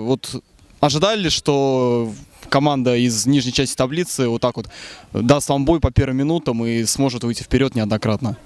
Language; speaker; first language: Russian; native; Russian